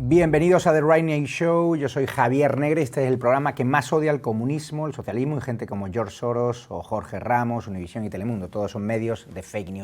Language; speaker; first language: Spanish; native; Spanish